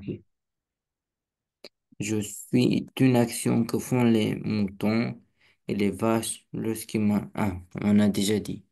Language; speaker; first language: French; non-native, learner; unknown